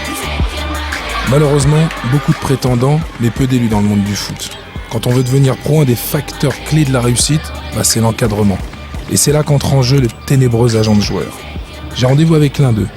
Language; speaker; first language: French; native; French